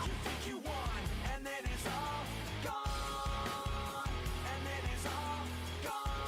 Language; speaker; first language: English; native; English